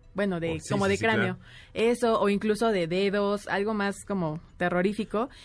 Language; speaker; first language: Spanish; native; Spanish